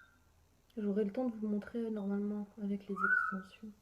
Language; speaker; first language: French; native; French